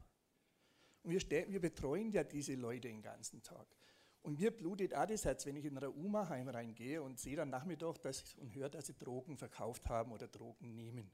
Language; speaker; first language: German; native; German